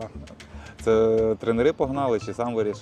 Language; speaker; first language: Ukrainian; native; Ukrainian